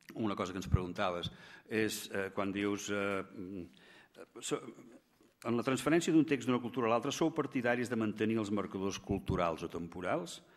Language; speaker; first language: Catalan; native; Catalan